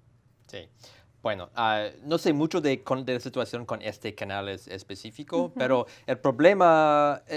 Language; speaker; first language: Spanish; non-native, fluent; English